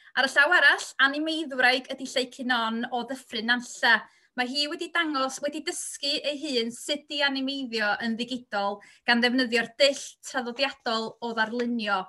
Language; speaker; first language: Welsh; native; Welsh